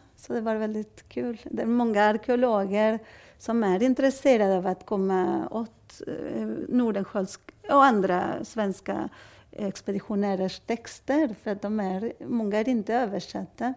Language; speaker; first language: Swedish; non-native, fluent; Spanish